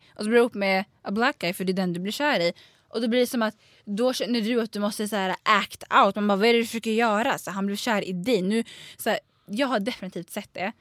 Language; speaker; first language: Swedish; early bilingual, other home language; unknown